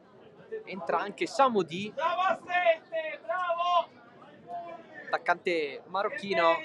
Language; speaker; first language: Italian; native; Italian